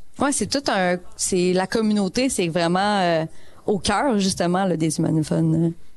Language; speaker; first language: French; native; French